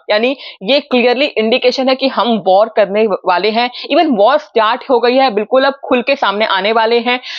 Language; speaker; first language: Hindi; native; Hindi